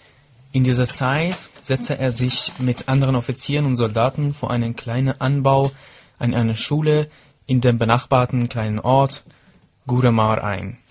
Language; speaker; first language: German; non-native, fluent; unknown